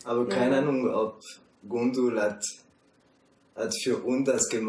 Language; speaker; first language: German; non-native, learner; French